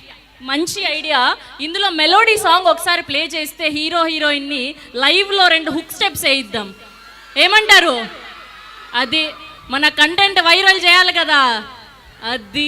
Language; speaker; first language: Telugu; native; Telugu